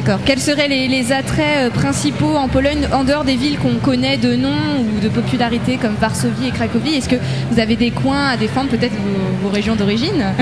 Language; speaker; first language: French; native; French